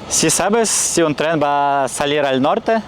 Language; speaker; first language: Spanish; non-native, learner; Russian